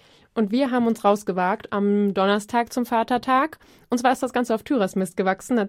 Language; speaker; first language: German; native; German